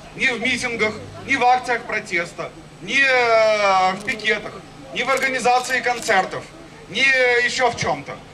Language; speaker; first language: Russian; native; Russian